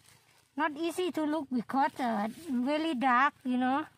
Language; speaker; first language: English; non-native, learner; Thai